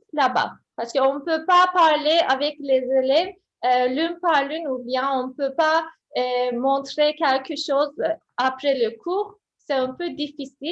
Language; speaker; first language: French; non-native, fluent; Turkish